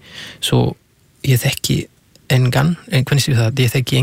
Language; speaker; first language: Icelandic; non-native, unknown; Spanish